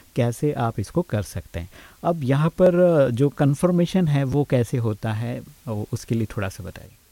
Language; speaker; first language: Hindi; native; Hindi